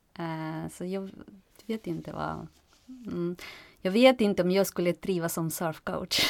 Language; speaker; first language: Swedish; non-native, fluent; Spanish